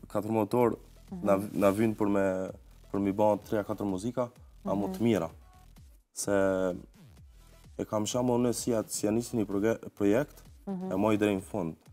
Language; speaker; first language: Albanian; early bilingual, heritage; Albanian